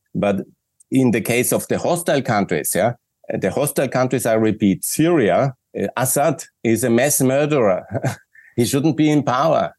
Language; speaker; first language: English; non-native, fluent; German